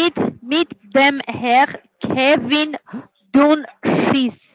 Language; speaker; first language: German; non-native, learner; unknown